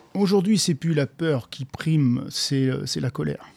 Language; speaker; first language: French; native; French